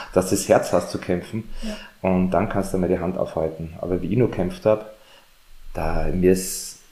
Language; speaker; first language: German; native; German